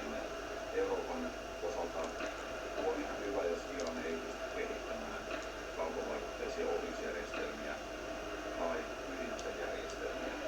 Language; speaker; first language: Finnish; native; Finnish